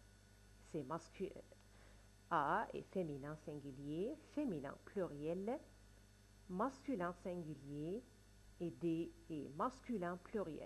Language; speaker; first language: French; non-native, fluent; Arabic